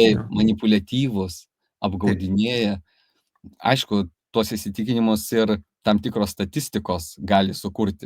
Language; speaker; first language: Lithuanian; native; Lithuanian